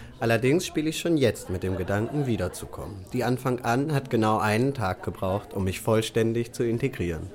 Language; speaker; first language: German; native; German